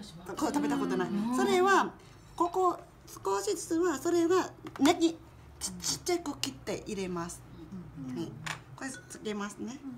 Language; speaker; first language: Japanese; non-native, learner; Thai